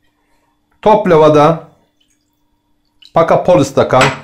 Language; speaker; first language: Russian; non-native, learner; Turkish